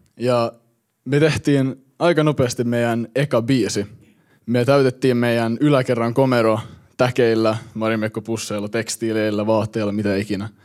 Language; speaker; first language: Finnish; early bilingual, heritage; Finnish